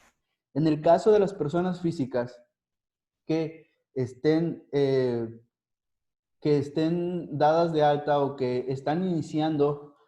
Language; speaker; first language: Spanish; native; Spanish